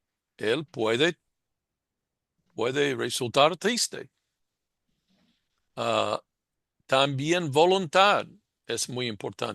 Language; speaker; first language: Spanish; non-native, fluent; English